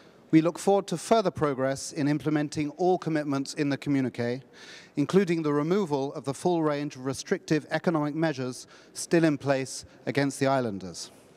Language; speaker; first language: English; native; English